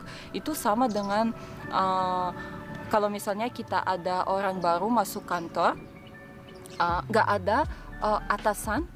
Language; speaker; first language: Indonesian; non-native, fluent; Russian